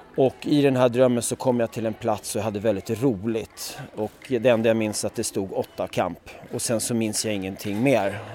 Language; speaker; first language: Swedish; early bilingual, other home language; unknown